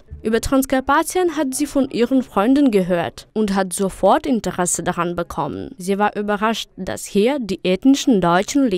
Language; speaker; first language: German; non-native, fluent; Ukrainian